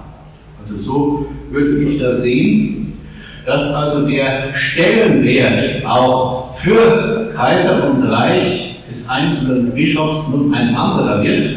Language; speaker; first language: German; native; German